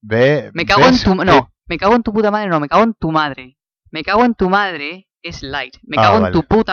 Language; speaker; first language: Spanish; native; Spanish